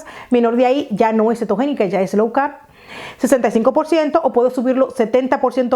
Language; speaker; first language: Spanish; native; Spanish